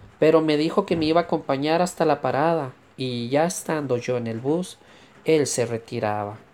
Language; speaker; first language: Spanish; native; Spanish